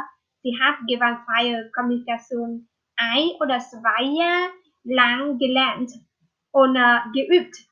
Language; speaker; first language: German; non-native, learner; Vietnamese